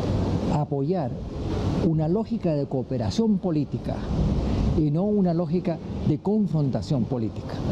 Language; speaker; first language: Spanish; native; Spanish